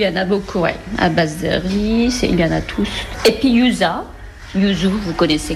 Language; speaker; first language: French; non-native, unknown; Korean